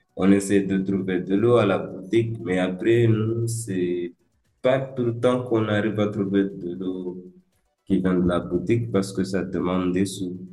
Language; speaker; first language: French; early bilingual, other home language; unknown